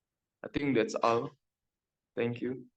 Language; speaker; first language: English; non-native, learner; Indonesian